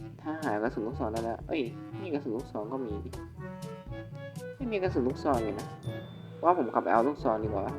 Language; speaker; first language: Thai; native; Thai